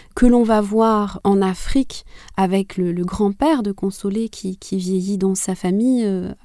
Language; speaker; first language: French; non-native, local second language; Kinyarwanda